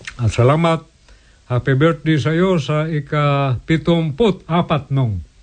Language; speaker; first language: Filipino; non-native, local second language; Cebuano